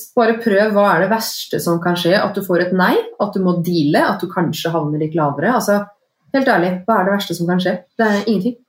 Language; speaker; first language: Norwegian; native; Norwegian